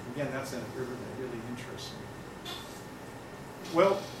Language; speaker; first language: English; native; English